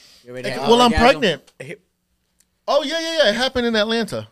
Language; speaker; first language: English; early bilingual, other home language; Spanish